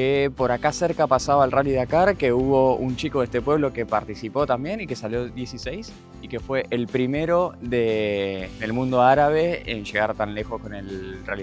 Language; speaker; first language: Spanish; native; Spanish